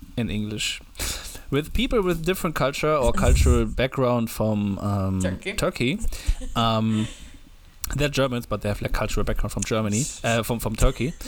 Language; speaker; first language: English; non-native, fluent; German